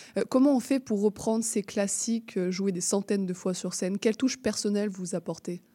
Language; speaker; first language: French; native; French